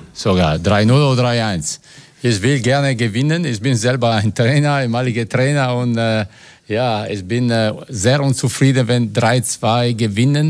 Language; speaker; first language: German; non-native, fluent; Italian